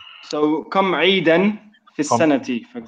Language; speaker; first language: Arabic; non-native, fluent; English